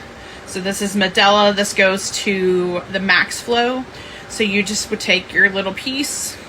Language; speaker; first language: English; native; English